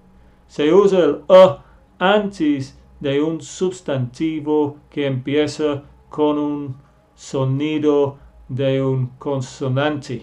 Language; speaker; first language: Spanish; non-native, fluent; English